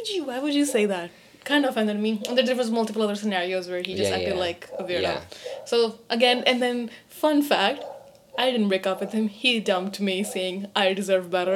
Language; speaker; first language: English; non-native, local second language; Urdu